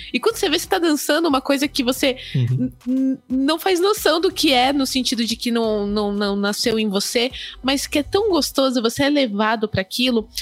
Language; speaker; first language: Portuguese; native; Portuguese